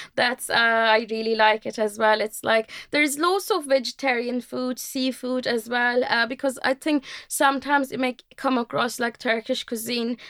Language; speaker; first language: English; non-native, fluent; Turkish